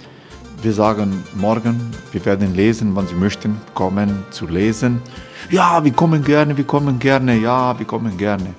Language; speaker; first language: German; non-native, learner; Croatian